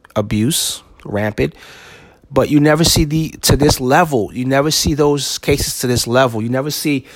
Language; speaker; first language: English; native; English